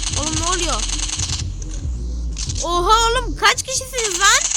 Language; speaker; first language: Turkish; native; Turkish